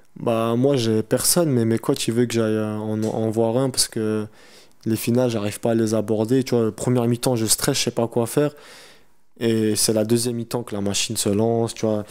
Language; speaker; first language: French; early bilingual, other home language; Chechen